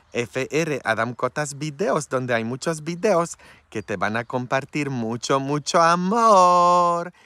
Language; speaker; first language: Spanish; non-native, fluent; Polish